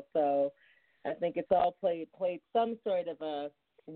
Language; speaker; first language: English; native; English